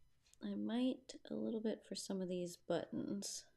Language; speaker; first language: English; native; English